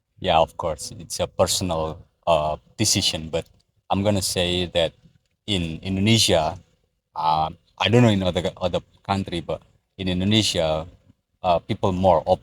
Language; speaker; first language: English; non-native, learner; Indonesian